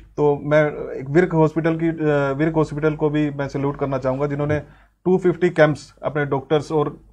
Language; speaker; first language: Hindi; native; Hindi